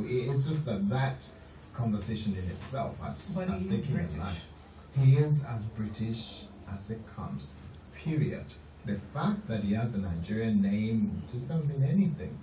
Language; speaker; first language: English; non-native, local second language; Yoruba